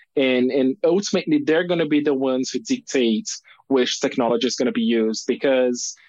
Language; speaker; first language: English; non-native, fluent; Portuguese